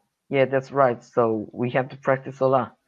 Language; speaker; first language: English; non-native, learner; Korean